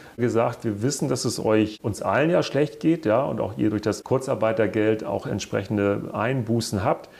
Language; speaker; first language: German; native; German